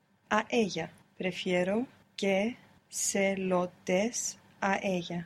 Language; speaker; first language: Spanish; non-native, learner; English